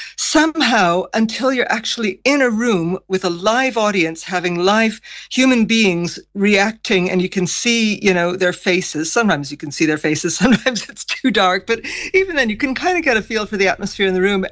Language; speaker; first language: English; native; English